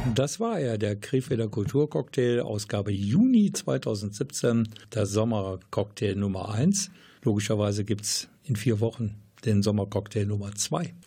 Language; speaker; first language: German; native; German